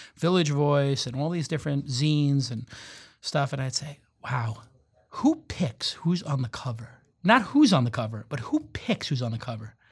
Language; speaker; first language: English; native; English